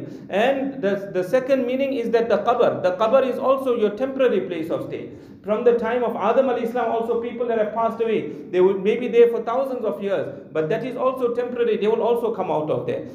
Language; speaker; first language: English; non-native, local second language; Urdu